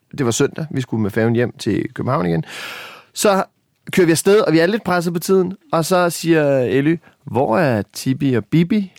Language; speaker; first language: Danish; native; Danish